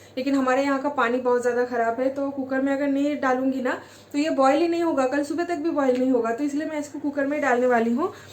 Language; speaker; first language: Hindi; non-native, local second language; Bangla